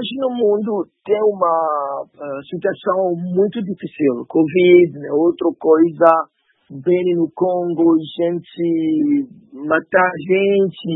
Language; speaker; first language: Portuguese; non-native, learner; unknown